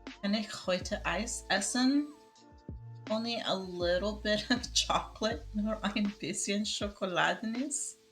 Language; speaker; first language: German; non-native, learner; Spanish